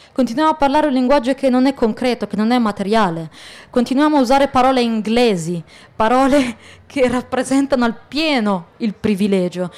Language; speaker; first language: Italian; early bilingual, other home language; Arabic